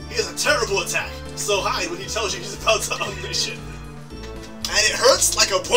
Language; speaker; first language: English; native; English